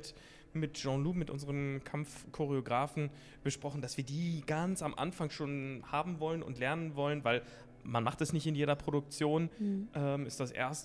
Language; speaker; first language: German; native; German